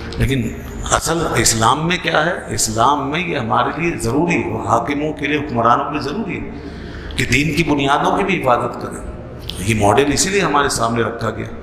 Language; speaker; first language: Urdu; native; Urdu